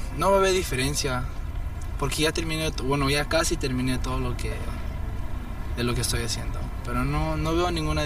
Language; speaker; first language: Spanish; early bilingual, heritage; Spanish